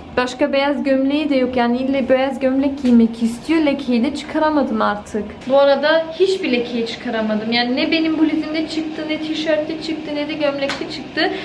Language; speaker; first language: Turkish; early bilingual, heritage; Turkish